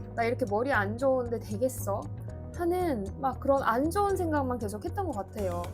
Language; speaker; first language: Korean; native; Korean